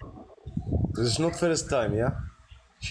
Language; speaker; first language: English; non-native, learner; Arabic